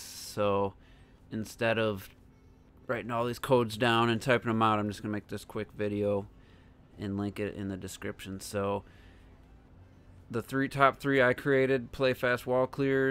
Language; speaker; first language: English; native; English